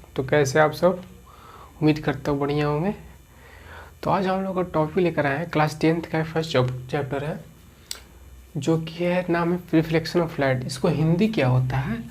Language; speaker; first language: Hindi; native; Hindi